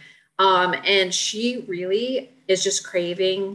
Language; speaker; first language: English; native; English